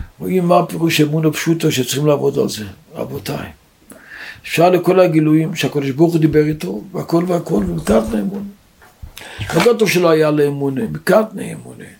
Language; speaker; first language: Hebrew; non-native, local second language; Yiddish